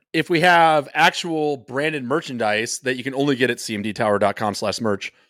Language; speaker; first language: English; native; English